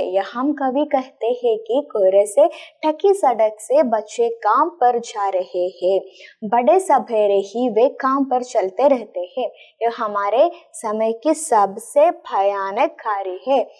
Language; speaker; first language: Hindi; non-native, local second language; Malayalam